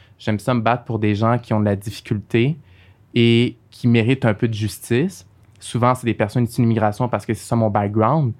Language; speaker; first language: French; early bilingual, other home language; Arabic